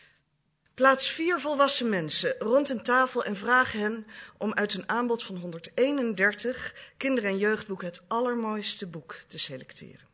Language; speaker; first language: Dutch; native; Dutch